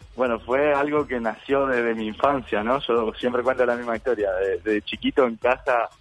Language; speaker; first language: Spanish; native; Spanish